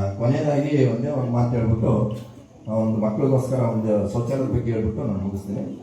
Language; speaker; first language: Kannada; native; Kannada